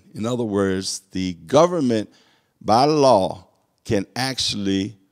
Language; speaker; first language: English; native; English